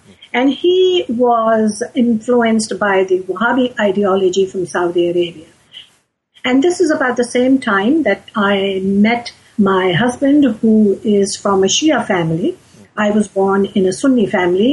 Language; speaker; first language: English; non-native, local second language; Urdu